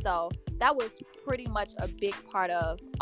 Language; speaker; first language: English; native; English